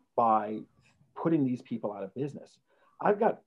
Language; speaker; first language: English; native; English